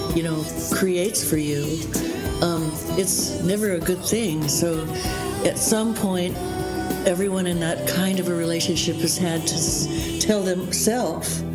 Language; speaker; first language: English; native; English